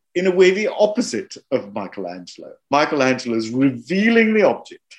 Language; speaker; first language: English; non-native, local second language; Hindi